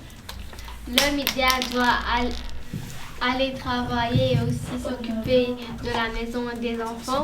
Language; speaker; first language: French; early bilingual, other home language; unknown